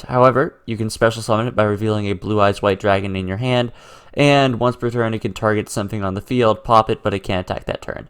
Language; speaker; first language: English; native; English